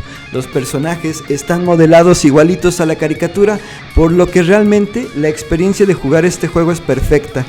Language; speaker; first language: Spanish; native; Spanish